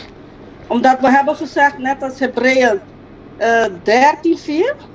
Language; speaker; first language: Dutch; non-native, local second language; Papiamento